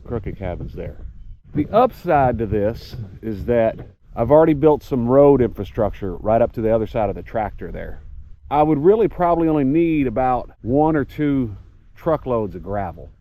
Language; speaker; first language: English; native; English